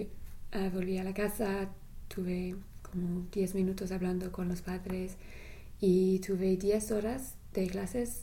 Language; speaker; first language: Spanish; non-native, learner; English